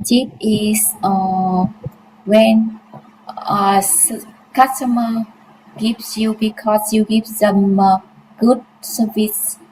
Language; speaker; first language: English; non-native, learner; Vietnamese